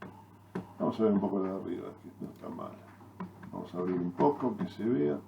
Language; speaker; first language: Spanish; native; Spanish